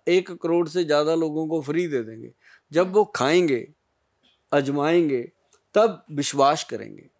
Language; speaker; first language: Hindi; native; Hindi